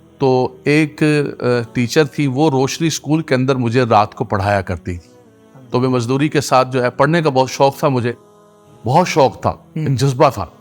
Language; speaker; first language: Urdu; non-native, local second language; Gujari